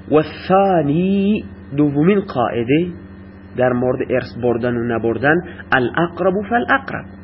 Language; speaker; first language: Persian; non-native, local second language; Baluchi